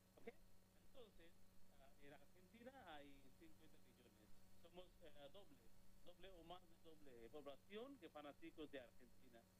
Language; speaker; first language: Spanish; non-native, learner; Bangla